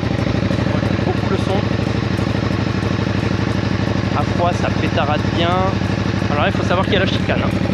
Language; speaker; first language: French; native; French